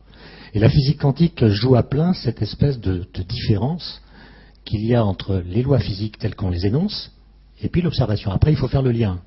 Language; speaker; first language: French; native; French